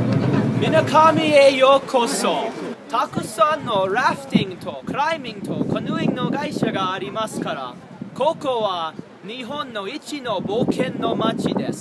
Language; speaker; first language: Japanese; non-native, learner; English